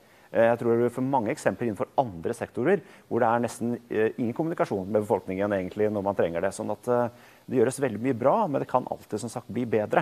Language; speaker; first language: Norwegian; native; Norwegian